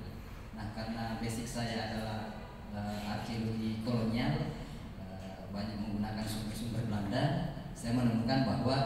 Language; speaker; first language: Indonesian; native; Indonesian